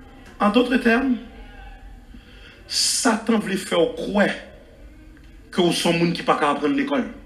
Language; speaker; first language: French; non-native, local second language; Haitian Creole